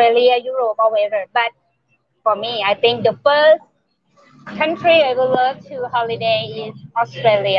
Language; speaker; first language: English; non-native, learner; Thai